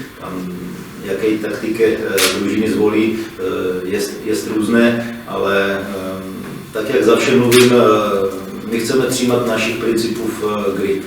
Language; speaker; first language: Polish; non-native, learner; Czech